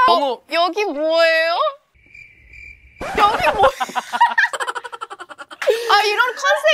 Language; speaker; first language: Korean; non-native, fluent; Thai